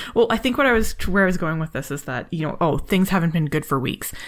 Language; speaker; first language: English; native; English